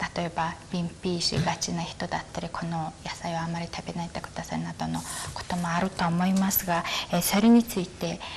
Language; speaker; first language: Japanese; non-native, fluent; Mongolian